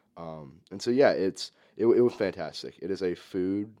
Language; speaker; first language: English; native; English